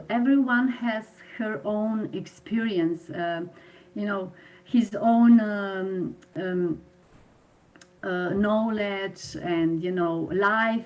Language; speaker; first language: English; non-native, fluent; Slovenian